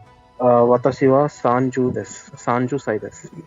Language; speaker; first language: Japanese; non-native, learner; Hindi